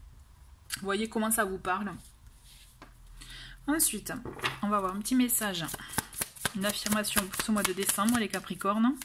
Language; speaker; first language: French; native; French